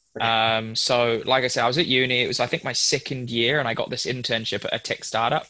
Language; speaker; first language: English; native; English